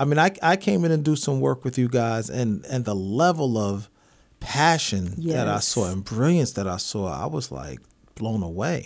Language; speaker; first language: English; native; English